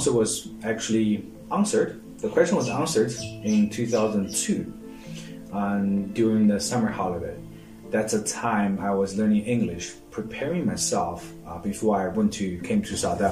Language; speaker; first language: English; non-native, fluent; Chinese